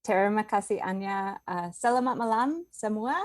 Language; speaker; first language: Indonesian; non-native, learner; English